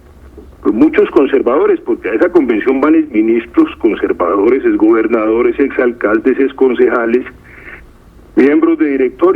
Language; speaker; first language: Spanish; native; Spanish